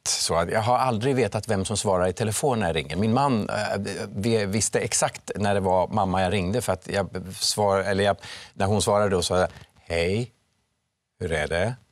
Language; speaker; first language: Swedish; early bilingual, other home language; Finnish